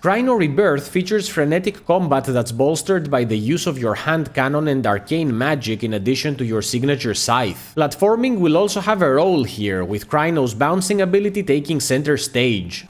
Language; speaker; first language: English; native; English